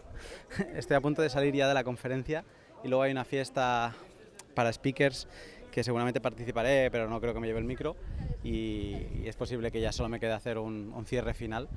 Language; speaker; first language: Spanish; native; Spanish